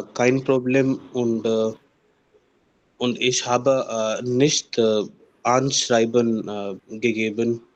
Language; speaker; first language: German; non-native, learner; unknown